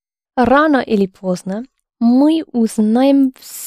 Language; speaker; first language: Russian; non-native, learner; English